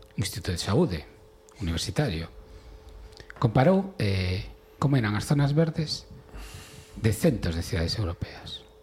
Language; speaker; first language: Galician; non-native, local second language; Spanish